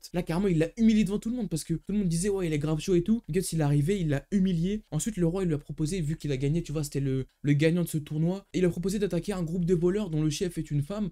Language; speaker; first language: French; native; French